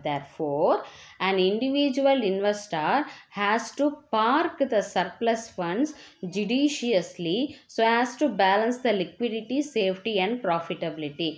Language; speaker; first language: English; non-native, local second language; Tamil